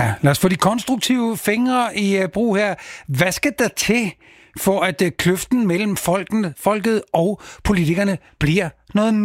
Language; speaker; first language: Danish; native; Danish